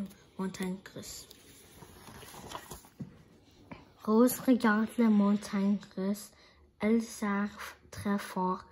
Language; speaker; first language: French; non-native, learner; English